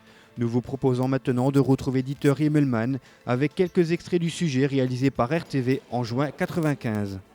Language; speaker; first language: French; native; French